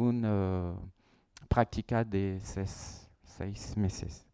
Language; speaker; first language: Spanish; non-native, learner; French